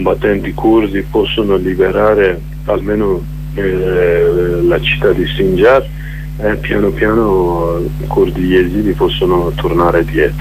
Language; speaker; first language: Italian; non-native, learner; Kurdish